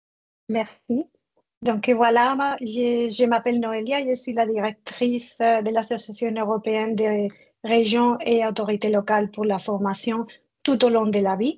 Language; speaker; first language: French; non-native, fluent; Spanish